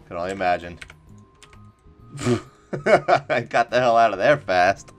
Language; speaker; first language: English; native; English